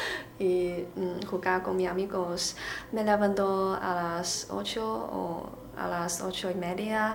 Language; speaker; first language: Spanish; non-native, learner; Chinese